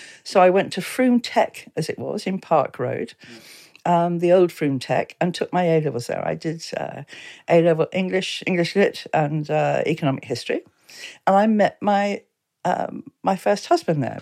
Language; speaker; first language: English; native; English